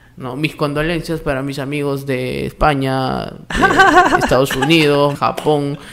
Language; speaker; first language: Spanish; native; Spanish